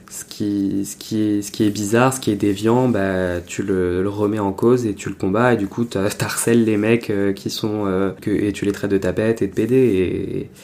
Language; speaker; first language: French; native; French